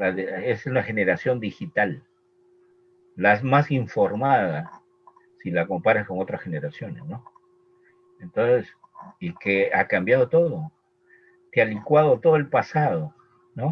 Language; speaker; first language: Spanish; native; Spanish